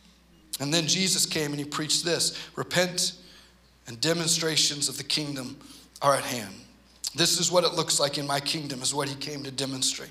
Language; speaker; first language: English; native; English